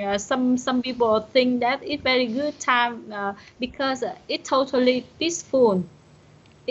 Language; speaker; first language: English; non-native, learner; Vietnamese